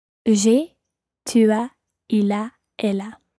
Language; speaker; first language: French; non-native, learner; English